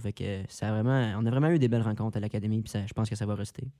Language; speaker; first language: French; native; French